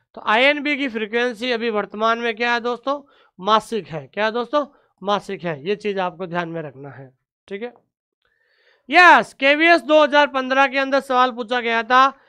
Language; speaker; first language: Hindi; native; Hindi